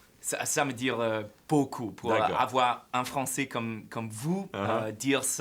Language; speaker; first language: French; non-native, fluent; English